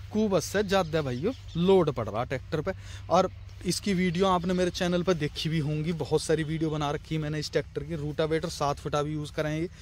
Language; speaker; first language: Hindi; native; Hindi